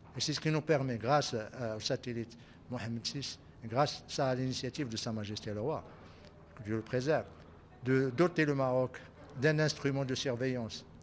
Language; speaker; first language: French; non-native, local second language; Arabic